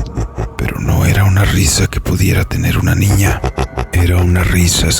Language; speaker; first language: Spanish; native; Spanish